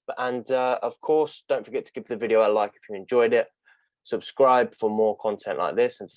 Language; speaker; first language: English; native; English